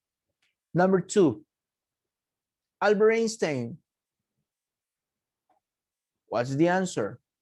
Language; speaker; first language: English; non-native, fluent; Spanish